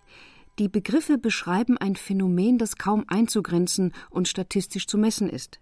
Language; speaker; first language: German; native; German